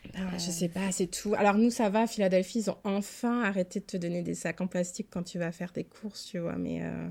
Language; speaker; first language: French; native; French